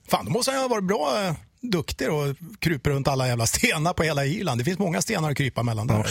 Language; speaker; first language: Swedish; native; Swedish